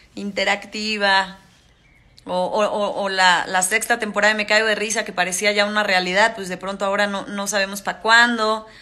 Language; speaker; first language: Spanish; native; Spanish